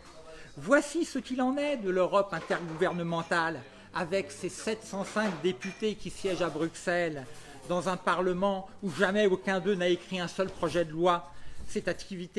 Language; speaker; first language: French; native; French